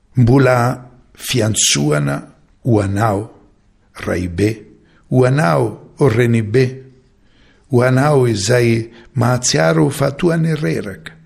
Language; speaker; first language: Malagasy; non-native, fluent; Maltese